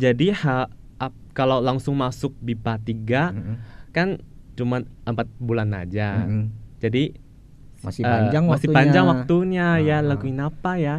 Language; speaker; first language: Indonesian; non-native, fluent; Chinese